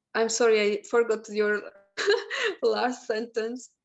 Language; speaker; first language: English; non-native, learner; Slovak